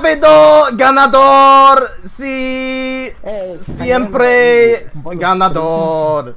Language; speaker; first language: Spanish; non-native, learner; English